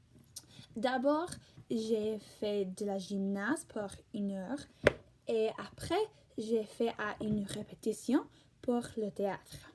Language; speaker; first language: French; non-native, learner; English